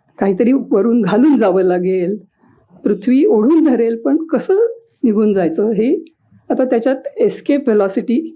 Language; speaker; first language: Marathi; native; Marathi